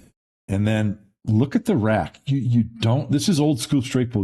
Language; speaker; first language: English; native; English